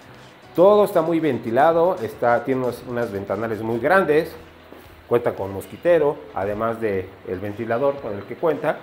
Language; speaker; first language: Spanish; native; Spanish